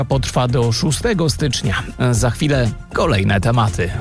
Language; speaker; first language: Polish; native; Polish